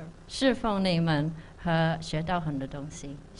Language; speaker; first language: Chinese; early bilingual, heritage; Chinese